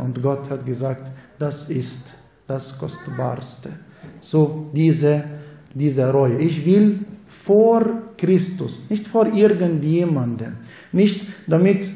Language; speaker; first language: German; non-native, fluent; Arabic